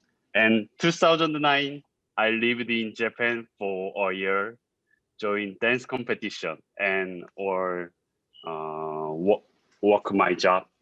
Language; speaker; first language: English; non-native, learner; Korean